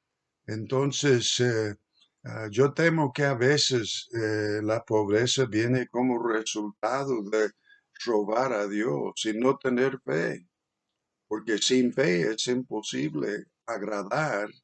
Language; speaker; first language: Spanish; non-native, fluent; English